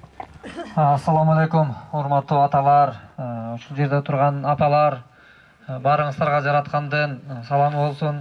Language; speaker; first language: Kyrgyz; native; Kyrgyz